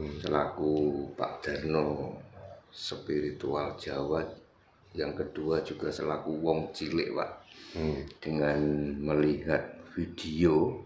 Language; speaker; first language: Indonesian; native; Indonesian